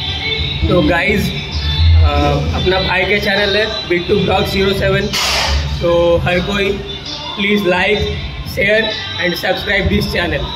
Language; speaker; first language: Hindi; non-native, local second language; Bangla